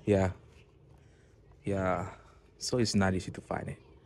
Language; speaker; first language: English; non-native, learner; Balinese